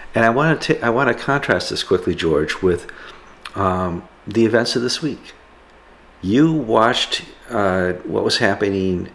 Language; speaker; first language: English; native; English